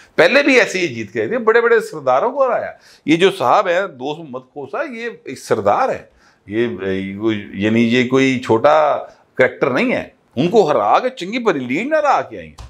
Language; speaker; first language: Urdu; non-native, local second language; Punjabi